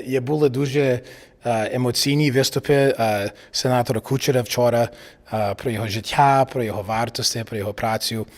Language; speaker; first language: Ukrainian; early bilingual, heritage; English